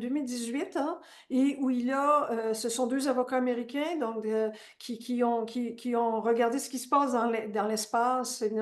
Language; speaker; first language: French; native; French